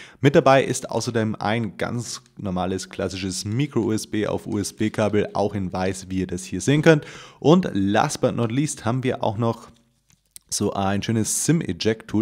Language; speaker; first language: German; native; German